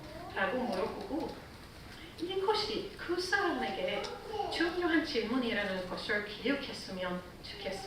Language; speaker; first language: Korean; non-native, fluent; Swedish